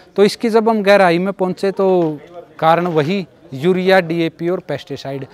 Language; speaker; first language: Hindi; native; Hindi